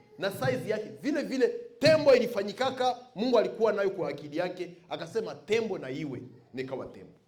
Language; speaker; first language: Swahili; non-native, local second language; Bembe